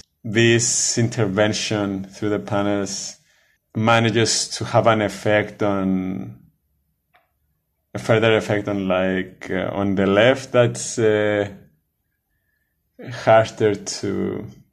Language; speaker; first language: English; non-native, fluent; Greek